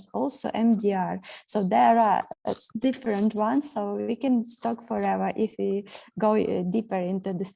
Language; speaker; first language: English; non-native, fluent; Ukrainian